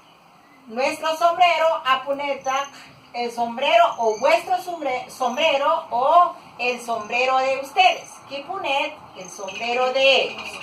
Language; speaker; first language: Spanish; non-native, local second language; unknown